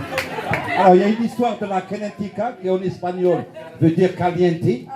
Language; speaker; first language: French; non-native, local second language; Arabic